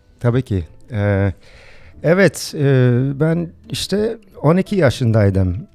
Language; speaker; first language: Turkish; early bilingual, other home language; English